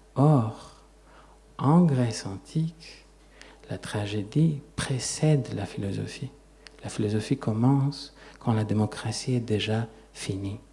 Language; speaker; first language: French; non-native, fluent; Greek